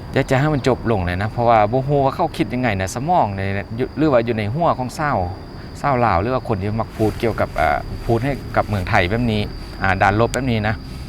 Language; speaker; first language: Thai; native; Thai